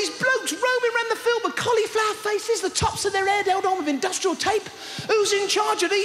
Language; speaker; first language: English; native; English